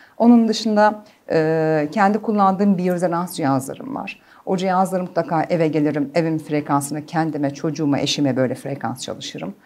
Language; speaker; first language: Turkish; early bilingual, heritage; Turkish